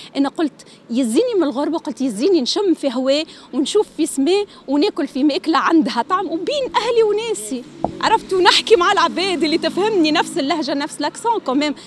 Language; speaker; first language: Arabic; native; Arabic